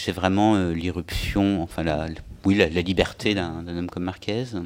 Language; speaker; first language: French; native; French